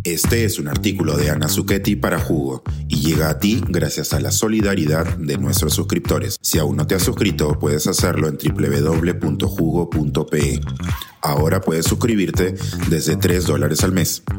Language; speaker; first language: Spanish; native; Spanish